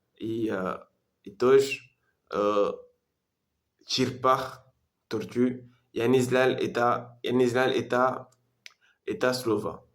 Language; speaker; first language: Russian; non-native, learner; French